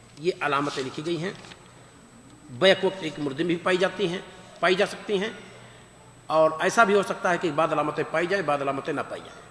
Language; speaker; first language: Urdu; native; Urdu